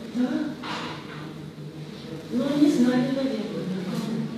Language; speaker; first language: Russian; native; Russian